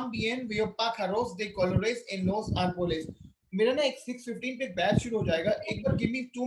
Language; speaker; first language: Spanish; non-native, learner; Hindi